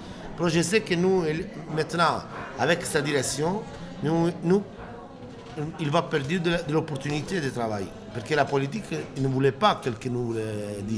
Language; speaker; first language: French; non-native, learner; Italian